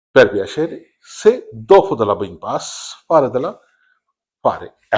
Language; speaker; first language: Italian; non-native, learner; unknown